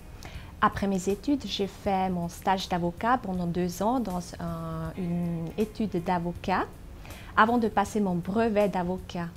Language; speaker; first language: French; non-native, local second language; German